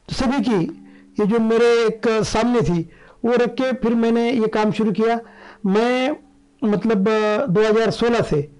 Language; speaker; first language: Hindi; non-native, local second language; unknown